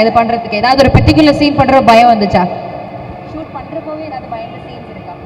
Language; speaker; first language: Tamil; native; Tamil